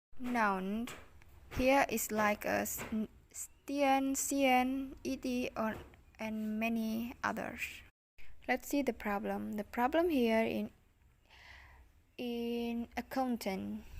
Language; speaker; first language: English; non-native, learner; Indonesian